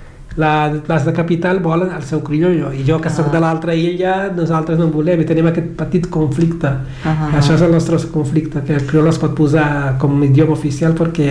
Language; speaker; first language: Catalan; non-native, fluent; Kabuverdianu